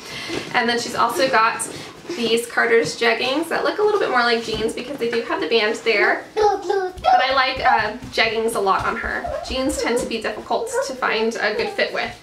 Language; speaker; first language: English; native; English